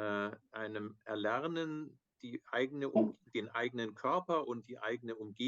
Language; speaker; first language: German; native; German